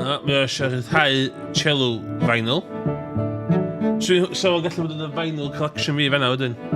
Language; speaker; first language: Welsh; native; Welsh